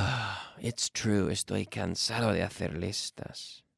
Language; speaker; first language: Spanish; non-native, fluent; English